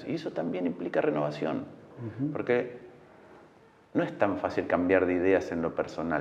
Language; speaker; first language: Spanish; native; Spanish